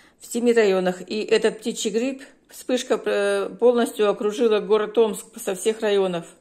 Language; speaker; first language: Russian; native; Russian